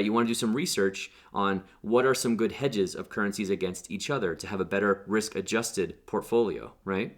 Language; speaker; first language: English; native; English